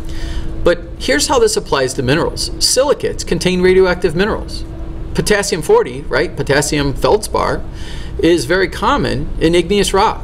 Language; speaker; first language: English; native; English